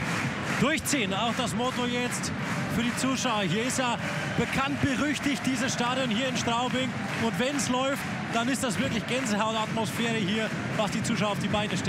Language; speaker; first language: German; native; German